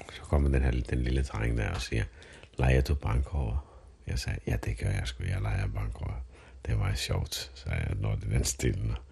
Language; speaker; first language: Danish; non-native, fluent; Finnish